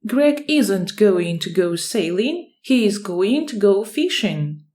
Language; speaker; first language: English; non-native, fluent; Ukrainian